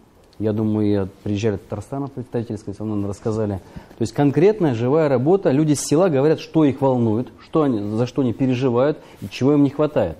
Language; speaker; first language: Russian; native; Russian